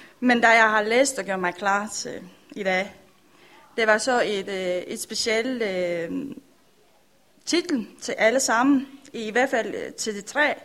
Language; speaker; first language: Danish; non-native, learner; Romanian